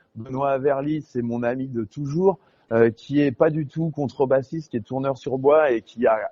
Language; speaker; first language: French; native; French